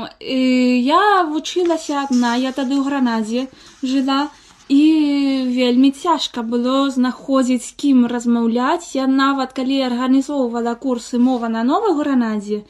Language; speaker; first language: Belarusian; non-native, fluent; Spanish